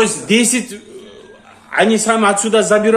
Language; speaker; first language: Russian; non-native, local second language; Kyrgyz